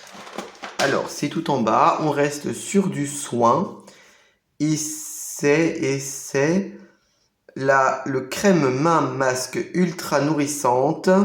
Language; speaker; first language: French; native; French